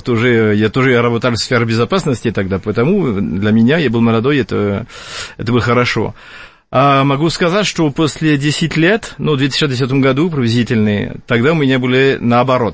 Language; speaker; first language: Russian; non-native, fluent; French